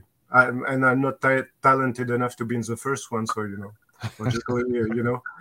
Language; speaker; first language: English; non-native, fluent; French